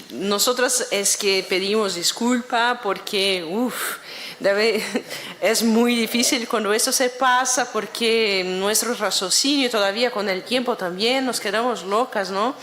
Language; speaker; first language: Spanish; non-native, fluent; Portuguese